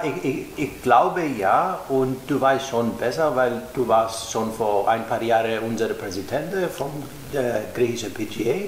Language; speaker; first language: German; non-native, fluent; Greek